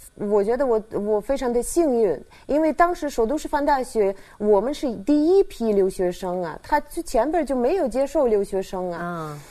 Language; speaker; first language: Chinese; non-native, fluent; Russian